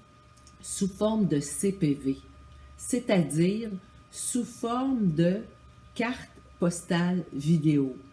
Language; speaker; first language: French; native; French